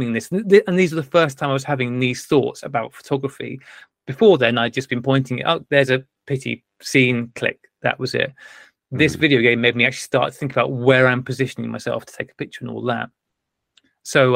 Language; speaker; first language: English; native; English